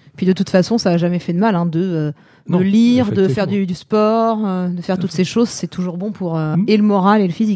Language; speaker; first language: French; native; French